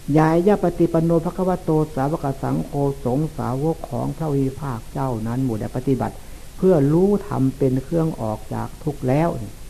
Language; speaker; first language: Thai; non-native, local second language; Lao